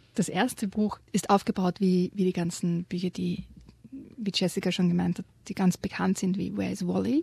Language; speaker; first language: German; native; German